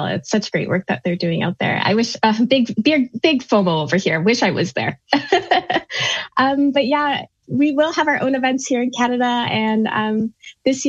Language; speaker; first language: English; native; English